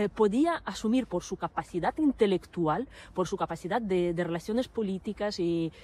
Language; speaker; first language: Spanish; non-native, fluent; Ukrainian